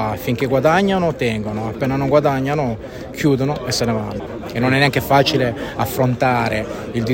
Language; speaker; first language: Italian; native; Italian